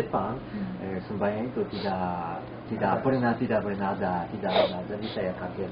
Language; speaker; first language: Indonesian; non-native, learner; Japanese